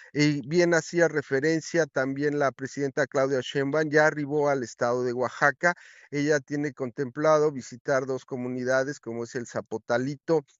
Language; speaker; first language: Spanish; native; Spanish